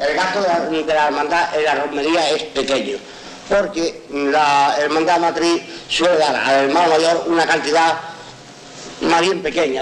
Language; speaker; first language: Spanish; native; Spanish